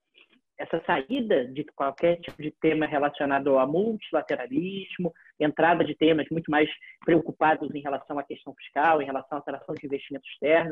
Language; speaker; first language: Portuguese; native; Portuguese